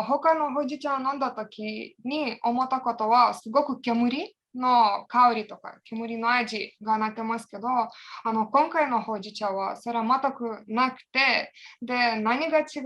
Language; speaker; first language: Japanese; non-native, fluent; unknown